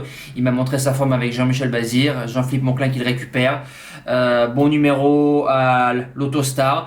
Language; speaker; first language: French; native; French